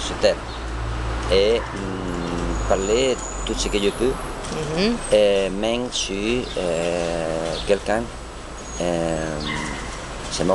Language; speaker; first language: French; non-native, learner; Spanish